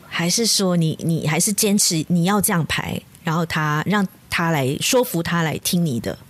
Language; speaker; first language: Chinese; native; Chinese